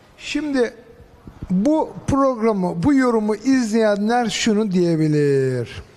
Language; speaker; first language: Turkish; native; Turkish